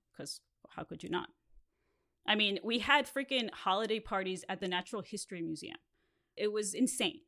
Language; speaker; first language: English; non-native, fluent; Spanish